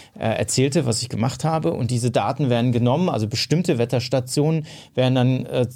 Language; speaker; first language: German; native; German